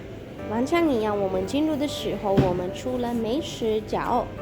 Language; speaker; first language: Chinese; non-native, learner; Sinhala